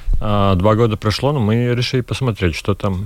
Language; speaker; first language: Russian; non-native, local second language; Latvian